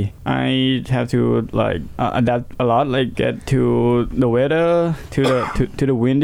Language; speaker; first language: English; non-native, learner; Thai